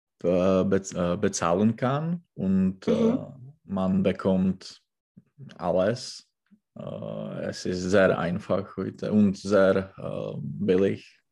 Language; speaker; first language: German; non-native, learner; Czech